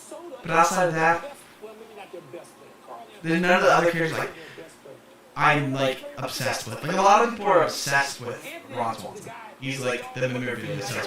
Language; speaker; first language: English; native; English